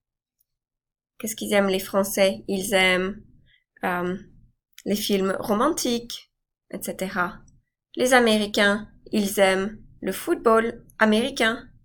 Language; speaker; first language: French; non-native, fluent; English